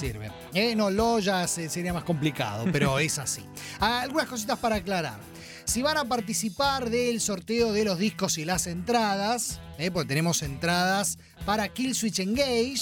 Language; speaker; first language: Spanish; native; Spanish